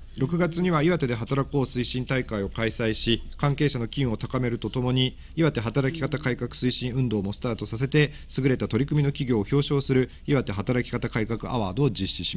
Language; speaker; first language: Japanese; native; Japanese